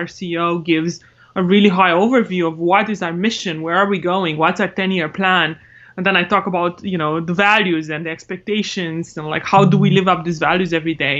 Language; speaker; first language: English; non-native, fluent; Romanian